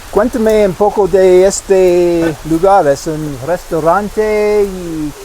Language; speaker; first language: Spanish; non-native, learner; English